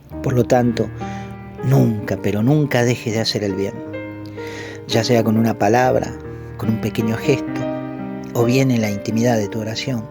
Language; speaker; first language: Spanish; native; Spanish